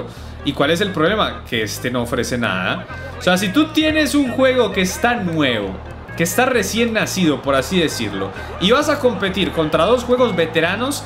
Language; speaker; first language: Spanish; native; Spanish